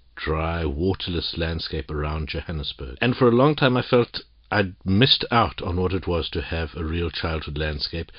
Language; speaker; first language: English; native; English